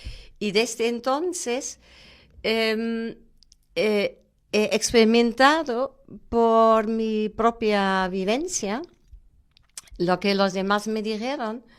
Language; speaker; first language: Spanish; non-native, fluent; German